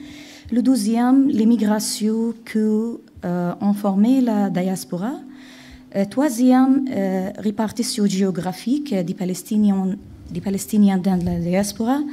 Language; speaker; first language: French; non-native, fluent; Arabic